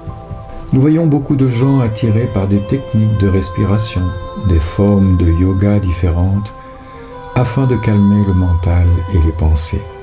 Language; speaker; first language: French; native; French